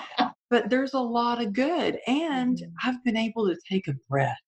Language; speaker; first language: English; native; English